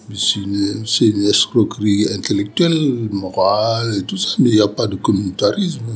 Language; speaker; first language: French; non-native, local second language; Wolof